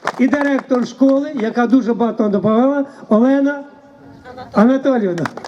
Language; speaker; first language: Ukrainian; native; Ukrainian